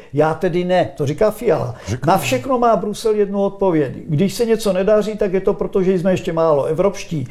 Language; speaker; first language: Czech; native; Czech